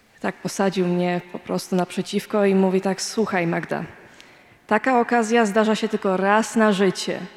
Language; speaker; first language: Polish; early bilingual, heritage; Polish